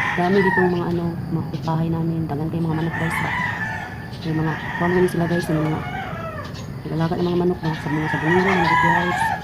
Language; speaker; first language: Filipino; non-native, local second language; Cebuano